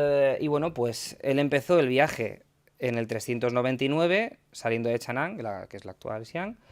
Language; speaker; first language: Spanish; native; Spanish